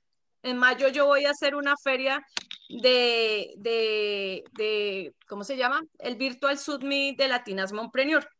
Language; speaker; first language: Spanish; native; Spanish